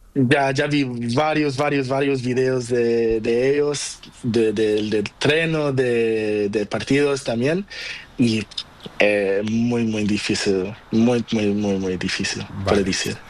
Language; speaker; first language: Spanish; non-native, learner; Portuguese